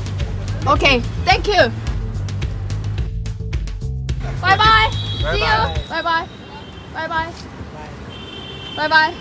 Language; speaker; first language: English; non-native, learner; Korean